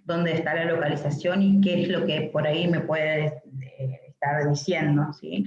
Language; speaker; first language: Spanish; native; Spanish